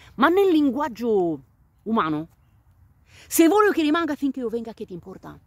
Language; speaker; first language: Italian; non-native, fluent; Romanian